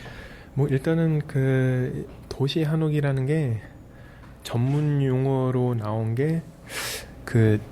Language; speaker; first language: Korean; early bilingual, heritage; Korean